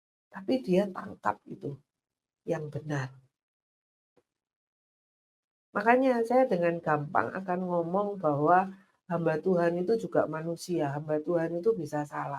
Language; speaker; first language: Indonesian; native; Indonesian